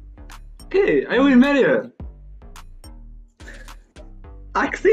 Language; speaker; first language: English; non-native, learner; Arabic